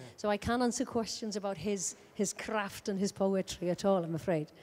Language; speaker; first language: English; native; English